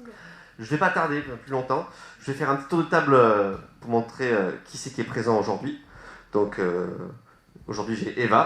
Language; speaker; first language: French; native; French